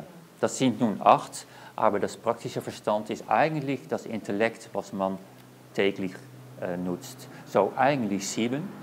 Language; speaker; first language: German; non-native, learner; Dutch